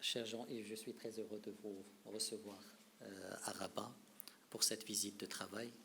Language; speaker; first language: French; non-native, local second language; Arabic